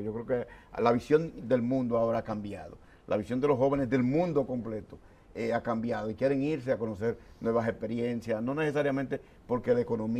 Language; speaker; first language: Spanish; native; Spanish